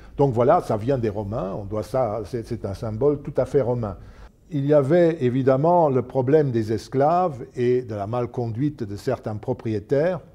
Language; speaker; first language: French; non-native, local second language; Luxembourgish